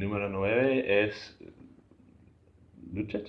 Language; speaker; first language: Spanish; non-native, fluent; English